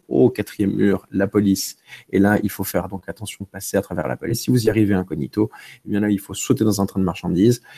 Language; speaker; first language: French; early bilingual, other home language; Romanian